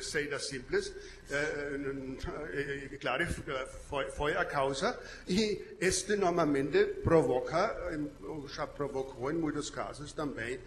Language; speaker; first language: Portuguese; non-native, fluent; German